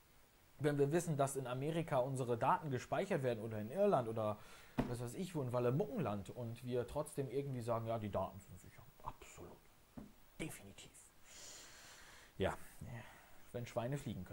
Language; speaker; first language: German; native; German